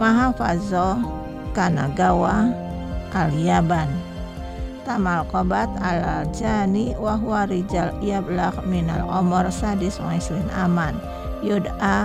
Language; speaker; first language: Arabic; non-native, fluent; Indonesian